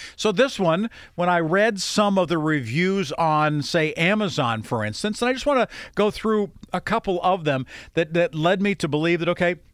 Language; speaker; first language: English; native; English